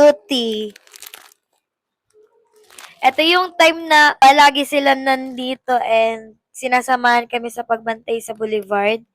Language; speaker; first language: Filipino; native; Filipino